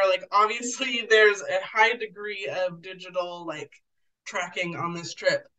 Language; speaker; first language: English; native; English